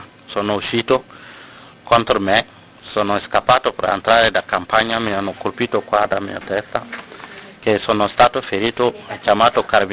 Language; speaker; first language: Italian; non-native, learner; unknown